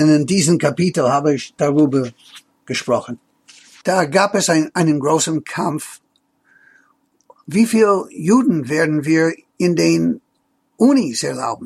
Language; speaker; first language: German; non-native, fluent; English